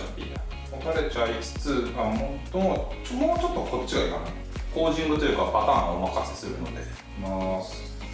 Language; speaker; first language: Japanese; native; Japanese